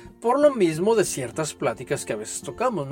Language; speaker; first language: Spanish; native; Spanish